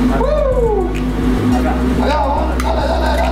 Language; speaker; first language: Spanish; non-native, learner; English